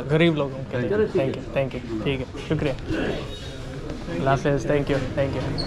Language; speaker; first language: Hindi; non-native, fluent; English